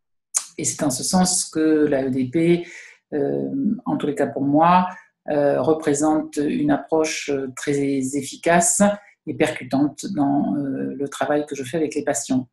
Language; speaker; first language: French; native; French